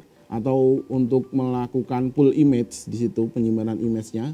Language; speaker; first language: Indonesian; native; Indonesian